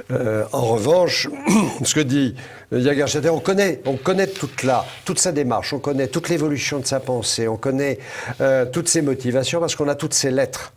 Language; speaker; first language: French; native; French